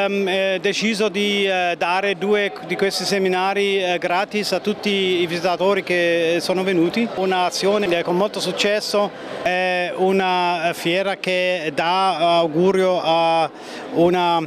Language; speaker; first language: Italian; non-native, fluent; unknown